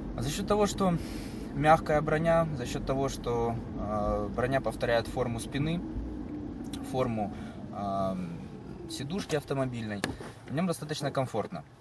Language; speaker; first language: Russian; native; Russian